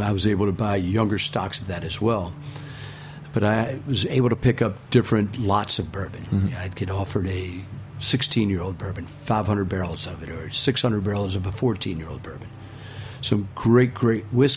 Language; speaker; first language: English; native; English